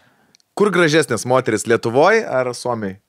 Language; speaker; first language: Lithuanian; native; Lithuanian